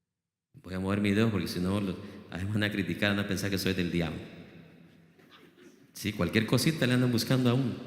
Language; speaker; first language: Spanish; native; Spanish